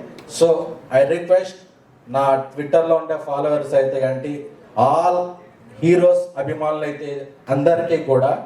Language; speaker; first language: Telugu; native; Telugu